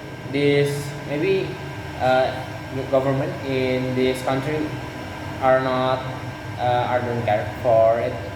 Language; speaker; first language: English; non-native, learner; Indonesian